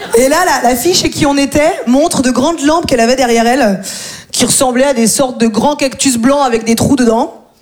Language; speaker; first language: French; native; French